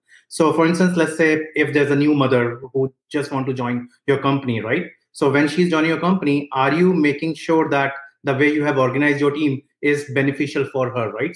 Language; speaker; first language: English; non-native, local second language; Hindi